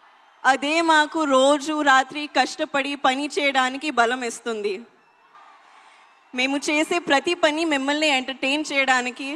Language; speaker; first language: Telugu; non-native, learner; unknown